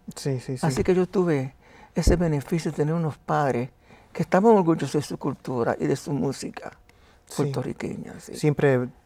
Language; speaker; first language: Spanish; native; Spanish